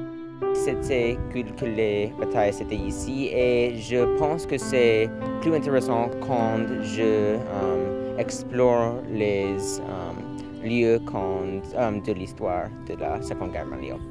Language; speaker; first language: French; non-native, learner; English